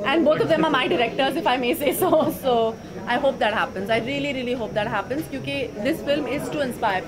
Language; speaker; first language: English; non-native, local second language; Hindi